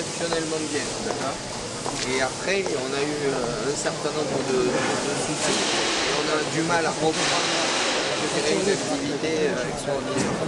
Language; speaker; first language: French; native; French